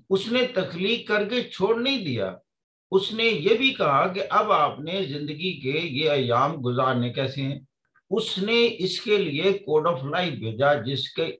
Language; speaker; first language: Urdu; non-native, local second language; Punjabi